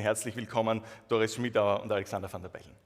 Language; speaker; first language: German; native; German